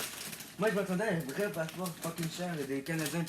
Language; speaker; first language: French; native; French